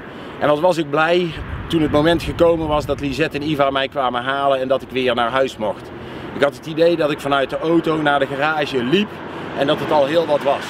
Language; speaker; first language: Dutch; native; Dutch